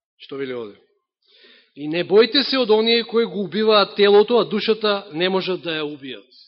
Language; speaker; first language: Macedonian; native; Macedonian